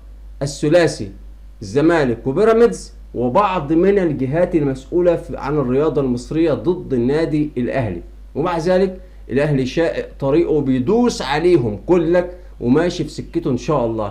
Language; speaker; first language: Arabic; native; Arabic